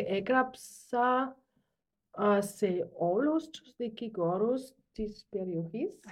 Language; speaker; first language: Greek; non-native, learner; German